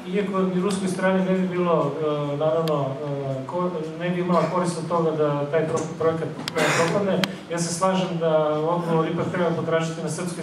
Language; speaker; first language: Bosnian; native; Bosnian